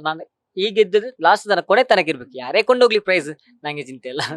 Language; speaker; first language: Kannada; non-native, local second language; Tulu